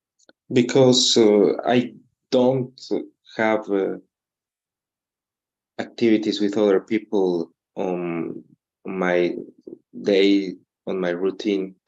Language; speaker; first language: English; non-native, learner; Spanish